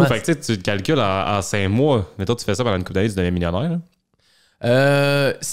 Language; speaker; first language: French; native; French